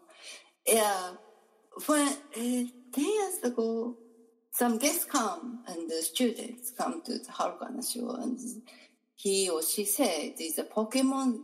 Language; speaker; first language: English; non-native, learner; Japanese